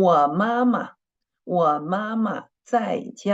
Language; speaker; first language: Chinese; non-native, fluent; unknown